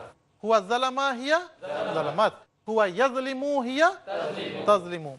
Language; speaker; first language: Arabic; non-native, learner; Urdu